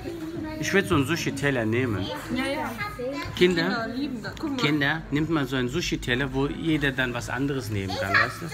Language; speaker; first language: German; early bilingual, other home language; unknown